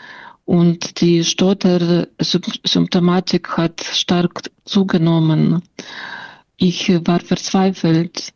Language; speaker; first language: German; non-native, fluent; Russian